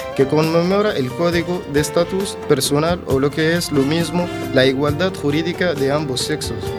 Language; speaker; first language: Spanish; non-native, fluent; Arabic